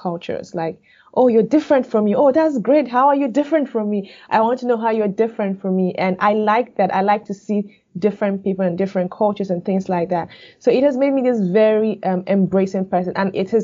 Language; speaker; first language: English; non-native, local second language; Igbo